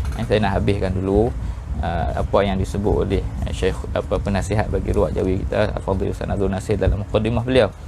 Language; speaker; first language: Malay; native; Malay